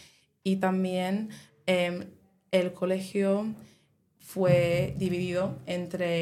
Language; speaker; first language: Spanish; non-native, learner; English